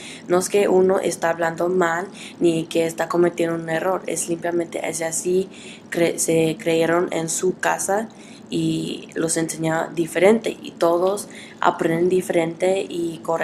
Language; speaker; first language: Spanish; early bilingual, heritage; Spanish